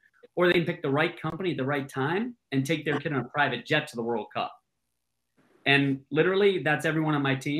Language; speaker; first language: English; native; English